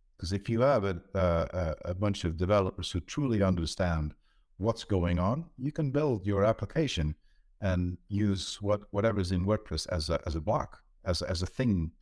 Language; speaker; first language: English; non-native, fluent; Dutch